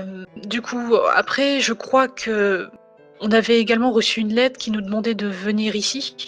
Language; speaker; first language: French; native; French